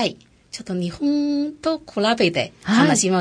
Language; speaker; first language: Japanese; non-native, local second language; Chinese